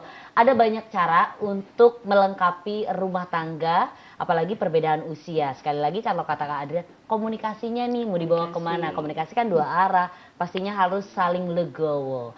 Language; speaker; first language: Indonesian; native; Indonesian